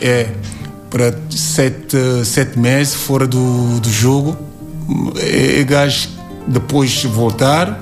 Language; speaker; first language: Portuguese; non-native, learner; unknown